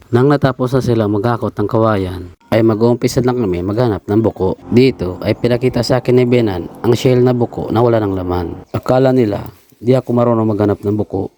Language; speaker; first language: Filipino; native; Filipino